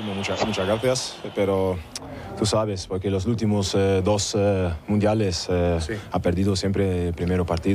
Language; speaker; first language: Spanish; non-native, learner; German